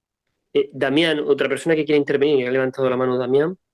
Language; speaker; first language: Spanish; native; Spanish